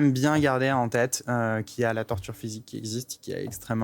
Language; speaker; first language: French; native; French